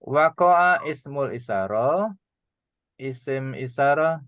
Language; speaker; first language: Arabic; non-native, fluent; Indonesian